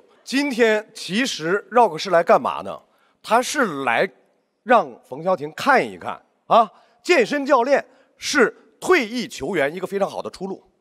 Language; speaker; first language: Chinese; native; Chinese